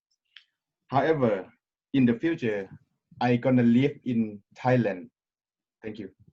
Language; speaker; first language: English; non-native, learner; Thai